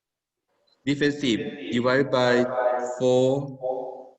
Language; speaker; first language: English; non-native, learner; Thai